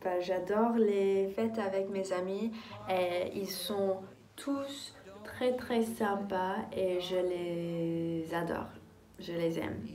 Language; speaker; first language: French; non-native, fluent; English